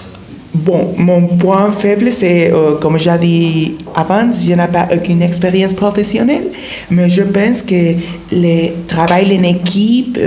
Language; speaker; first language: French; non-native, learner; Spanish